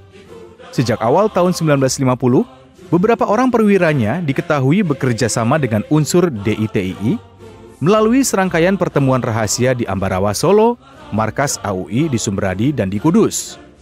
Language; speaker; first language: Indonesian; native; Indonesian